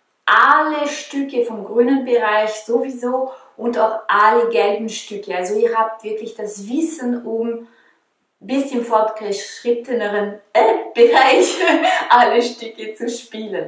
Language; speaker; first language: German; non-native, fluent; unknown